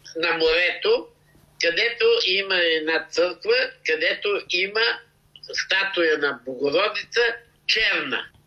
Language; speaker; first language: Bulgarian; native; Bulgarian